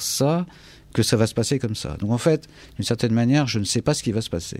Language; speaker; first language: French; native; French